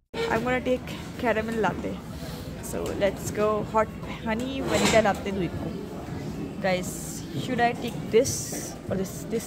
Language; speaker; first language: English; non-native, local second language; Hindi